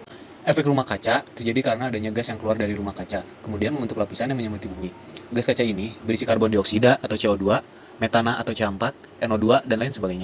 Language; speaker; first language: Indonesian; native; Indonesian